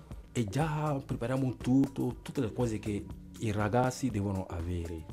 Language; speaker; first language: Italian; non-native, fluent; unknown